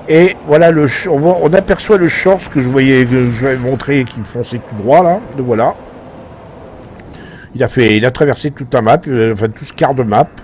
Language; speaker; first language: French; native; French